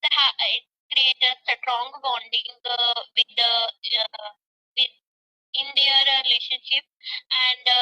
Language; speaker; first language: English; non-native, learner; Punjabi